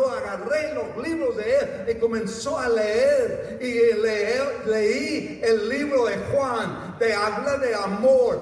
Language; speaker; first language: Spanish; non-native, fluent; English